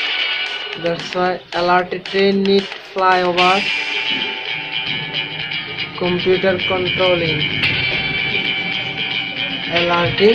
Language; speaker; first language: English; non-native, local second language; Bangla